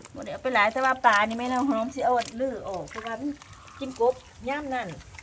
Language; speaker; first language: Thai; native; Thai